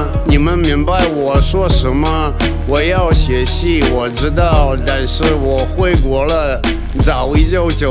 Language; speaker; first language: Chinese; non-native, learner; Russian